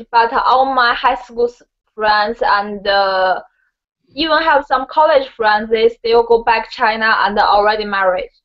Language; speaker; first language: English; non-native, learner; Chinese